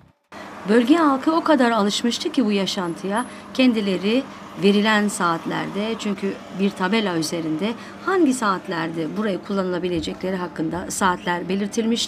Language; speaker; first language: Turkish; native; Turkish